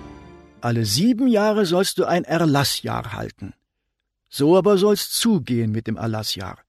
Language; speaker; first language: German; native; German